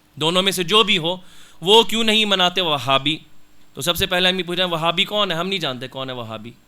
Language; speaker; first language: Urdu; non-native, local second language; Punjabi